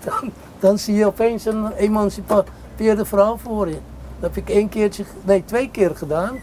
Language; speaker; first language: Dutch; non-native, fluent; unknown